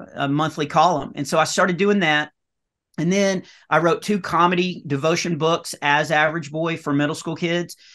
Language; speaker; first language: English; native; English